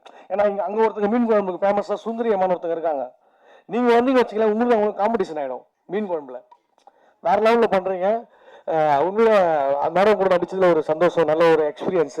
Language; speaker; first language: Tamil; native; Tamil